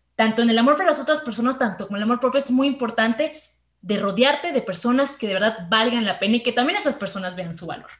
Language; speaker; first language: Spanish; native; Spanish